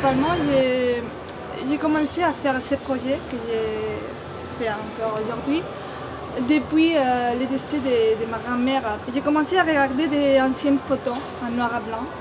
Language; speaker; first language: French; non-native, fluent; Spanish